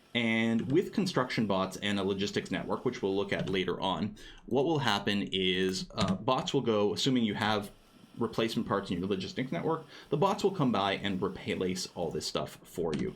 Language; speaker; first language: English; native; English